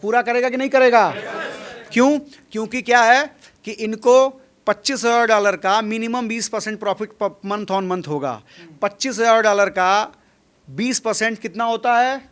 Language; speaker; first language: Hindi; native; Hindi